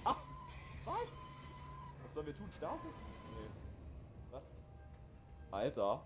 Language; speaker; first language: German; native; German